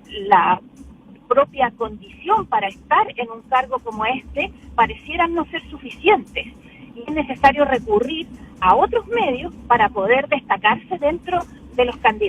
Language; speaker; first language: Spanish; native; Spanish